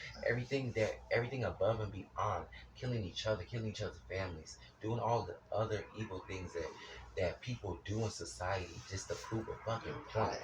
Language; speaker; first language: English; native; English